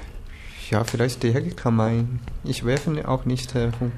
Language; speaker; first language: German; non-native, learner; Chinese